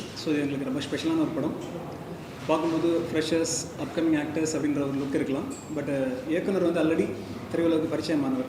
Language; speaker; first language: Tamil; native; Tamil